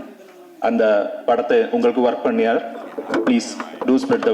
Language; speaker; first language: Tamil; non-native, learner; Malayalam